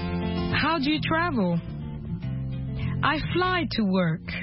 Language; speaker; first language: English; non-native, fluent; French